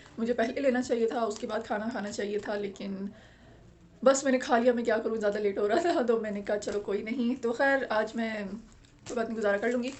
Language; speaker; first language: Urdu; native; Urdu